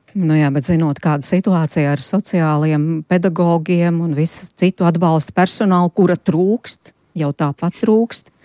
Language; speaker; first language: Latvian; native; Latvian